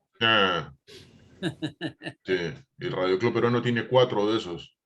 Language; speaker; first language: Spanish; native; Spanish